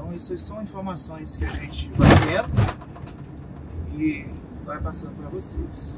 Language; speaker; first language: Portuguese; native; Portuguese